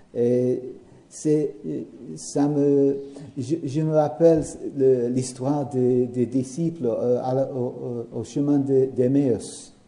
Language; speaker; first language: French; non-native, learner; English